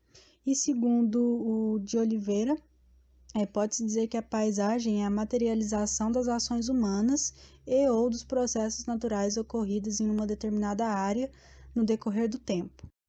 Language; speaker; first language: Portuguese; native; Portuguese